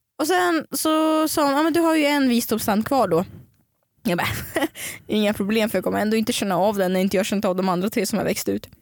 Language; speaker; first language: Swedish; early bilingual, other home language; Russian